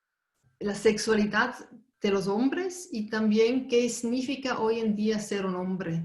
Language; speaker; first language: Spanish; non-native, fluent; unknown